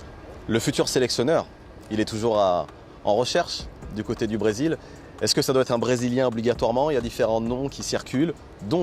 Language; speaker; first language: French; native; French